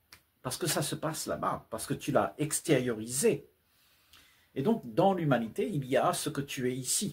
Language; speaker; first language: French; native; French